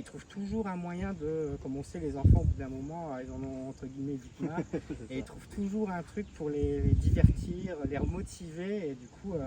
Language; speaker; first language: French; native; French